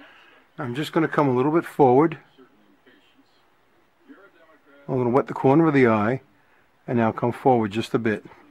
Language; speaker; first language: English; native; English